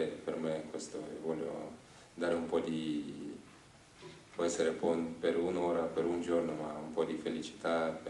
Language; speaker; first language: Italian; non-native, learner; Ukrainian